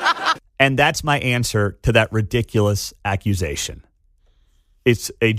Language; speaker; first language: English; native; English